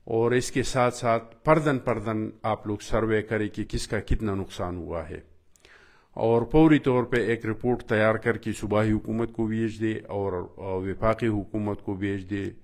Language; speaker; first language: Urdu; non-native, local second language; Pashto